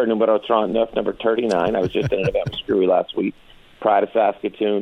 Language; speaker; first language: English; native; English